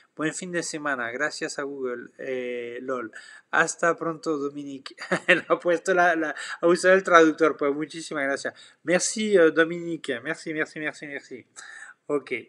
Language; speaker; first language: Spanish; non-native, fluent; French